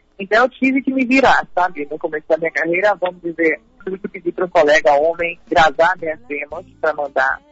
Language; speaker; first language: Portuguese; early bilingual, heritage; Spanish